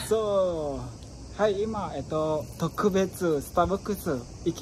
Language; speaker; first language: Japanese; non-native, learner; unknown